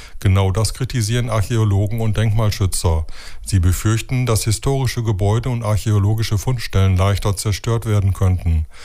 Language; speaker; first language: German; native; German